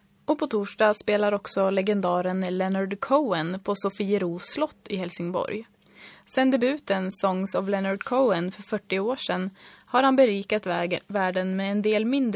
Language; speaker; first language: Swedish; native; Swedish